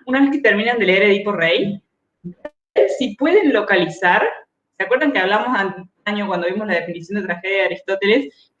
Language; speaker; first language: Spanish; native; Spanish